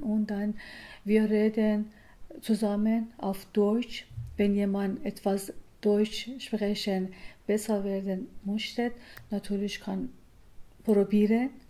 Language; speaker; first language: German; non-native, learner; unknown